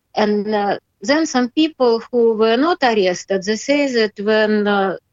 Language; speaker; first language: English; non-native, learner; Russian